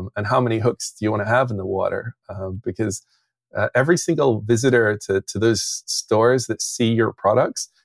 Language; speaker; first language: English; native; English